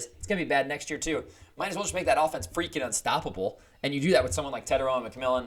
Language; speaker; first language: English; native; English